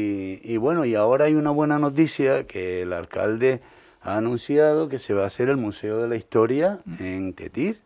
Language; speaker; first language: Spanish; native; Spanish